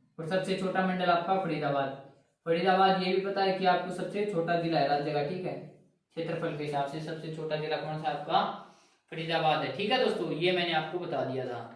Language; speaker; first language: Hindi; native; Hindi